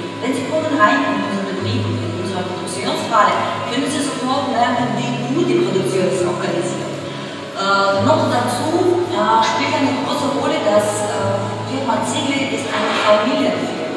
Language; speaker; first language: German; non-native, fluent; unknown